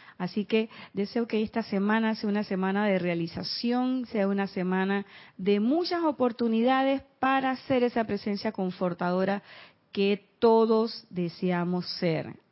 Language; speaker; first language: Spanish; native; Spanish